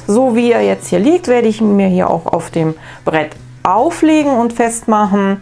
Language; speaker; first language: German; native; German